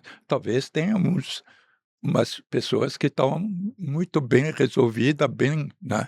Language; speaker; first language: Portuguese; non-native, fluent; Arabic